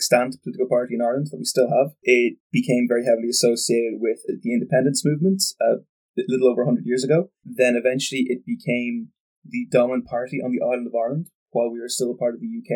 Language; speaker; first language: English; native; English